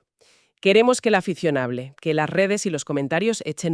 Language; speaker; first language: Spanish; native; Spanish